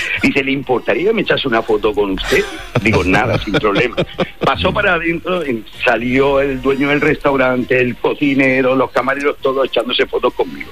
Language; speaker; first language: Spanish; native; Spanish